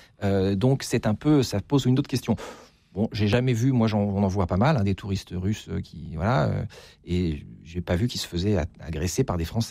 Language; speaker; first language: French; native; French